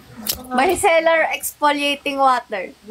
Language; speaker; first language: English; non-native, local second language; Filipino